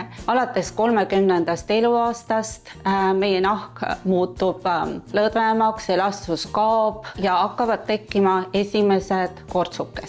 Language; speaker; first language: Estonian; native; Estonian